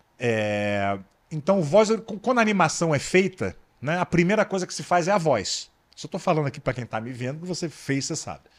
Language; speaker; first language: Portuguese; native; Portuguese